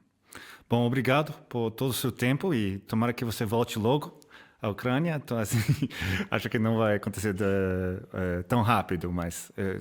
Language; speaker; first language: Portuguese; non-native, fluent; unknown